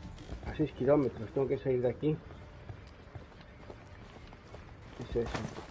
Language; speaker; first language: Spanish; native; Spanish